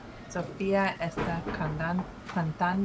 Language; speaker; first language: Spanish; non-native, learner; English